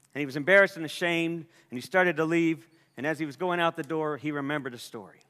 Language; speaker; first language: English; native; English